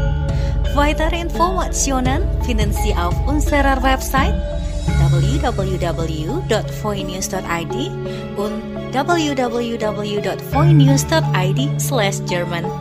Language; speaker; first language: German; non-native, fluent; Indonesian